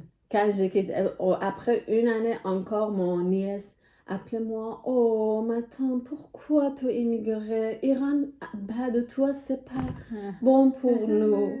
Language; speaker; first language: French; non-native, learner; Persian